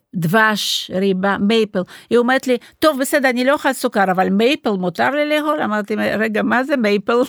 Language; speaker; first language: Hebrew; non-native, fluent; Russian